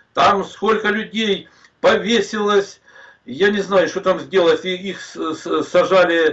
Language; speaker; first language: Russian; native; Russian